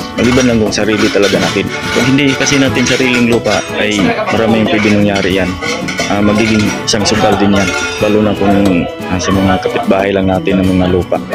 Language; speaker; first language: Filipino; non-native, local second language; Cebuano